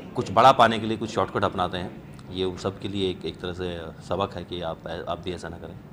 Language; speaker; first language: Hindi; native; Hindi